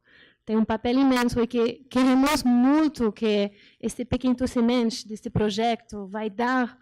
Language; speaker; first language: Portuguese; non-native, learner; French